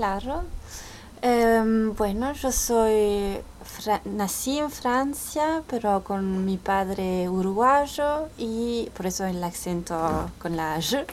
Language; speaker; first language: Spanish; early bilingual, heritage; French